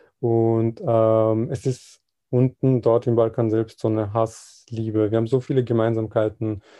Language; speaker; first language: German; early bilingual, other home language; Serbian